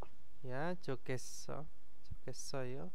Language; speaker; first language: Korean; non-native, fluent; Indonesian